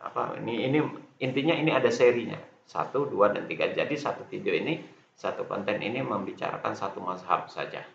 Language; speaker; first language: Indonesian; native; Indonesian